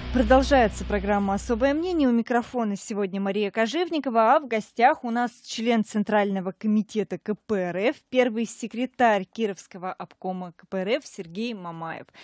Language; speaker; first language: Russian; native; Russian